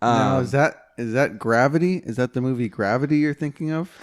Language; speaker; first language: English; native; English